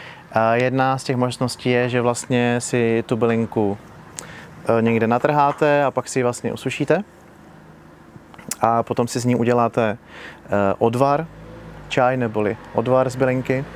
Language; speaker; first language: Czech; native; Czech